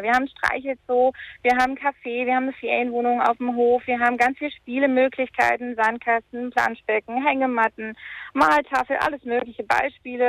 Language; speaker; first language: German; native; German